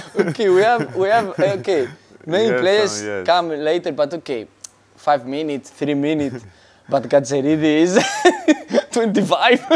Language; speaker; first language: English; non-native, learner; Spanish